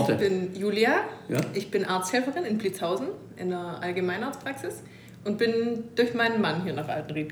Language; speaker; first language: German; native; German